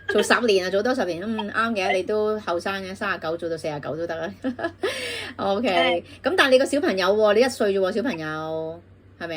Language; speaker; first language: Cantonese; native; Cantonese